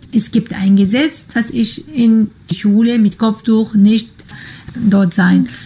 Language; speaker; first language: German; non-native, learner; Arabic